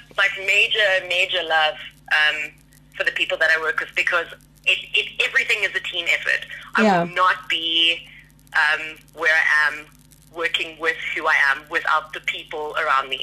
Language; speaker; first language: English; native; English